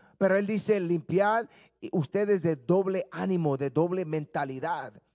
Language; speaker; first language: Spanish; early bilingual, heritage; Spanish